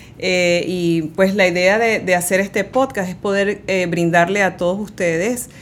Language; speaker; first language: Spanish; native; Spanish